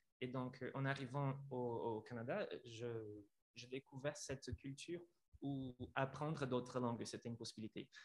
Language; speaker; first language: French; non-native, fluent; Portuguese